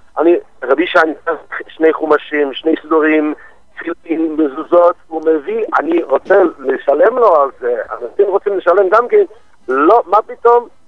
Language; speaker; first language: Hebrew; non-native, fluent; English